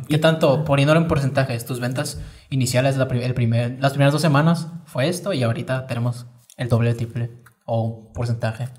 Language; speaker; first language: Spanish; native; Spanish